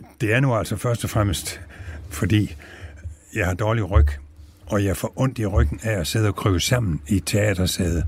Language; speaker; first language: Danish; native; Danish